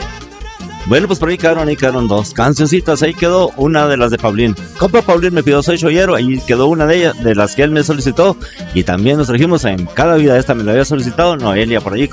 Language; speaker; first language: Spanish; native; Spanish